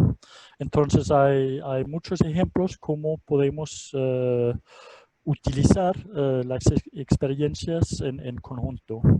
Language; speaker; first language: Spanish; non-native, fluent; Danish